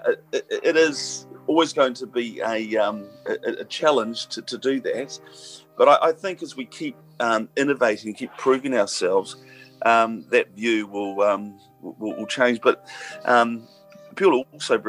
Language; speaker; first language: English; native; English